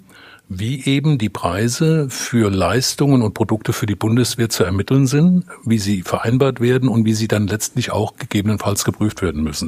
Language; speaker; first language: German; native; German